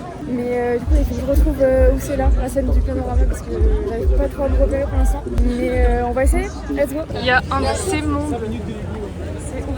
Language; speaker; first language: French; native; French